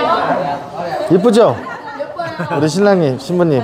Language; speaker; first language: Korean; native; Korean